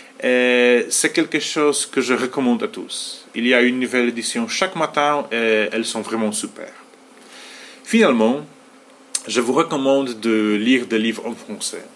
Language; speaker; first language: French; non-native, fluent; Polish